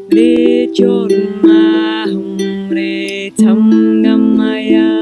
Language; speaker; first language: English; non-native, fluent; Dutch